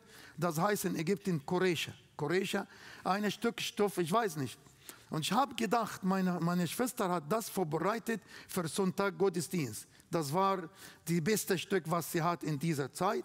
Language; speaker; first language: German; non-native, fluent; Arabic